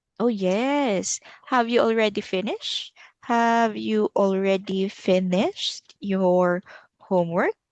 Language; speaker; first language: English; non-native, local second language; Filipino